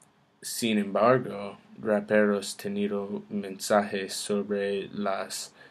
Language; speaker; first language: Spanish; non-native, learner; English